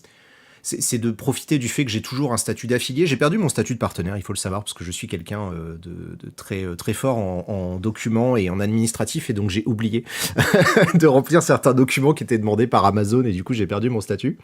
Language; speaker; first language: French; native; French